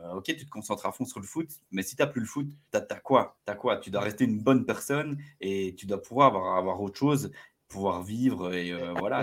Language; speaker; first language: French; native; French